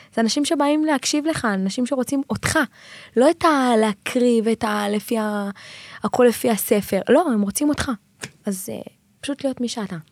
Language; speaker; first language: Hebrew; native; Hebrew